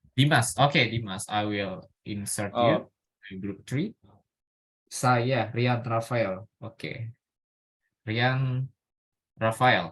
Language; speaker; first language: English; non-native, learner; Indonesian